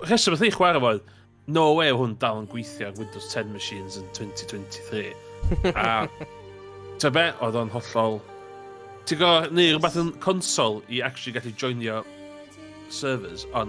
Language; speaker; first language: Welsh; native; Welsh